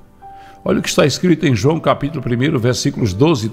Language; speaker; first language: Portuguese; native; Portuguese